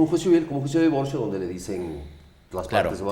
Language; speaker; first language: Spanish; native; Spanish